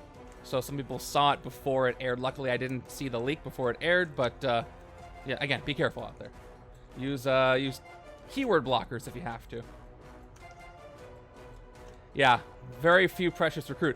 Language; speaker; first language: English; native; English